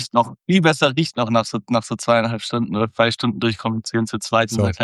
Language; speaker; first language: German; native; German